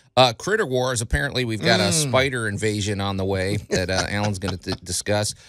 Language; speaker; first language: English; native; English